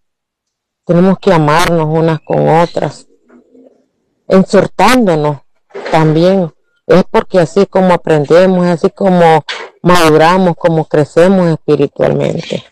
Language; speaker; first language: Spanish; native; Spanish